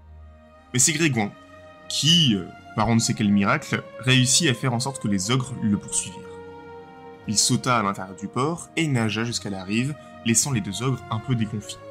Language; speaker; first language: French; native; French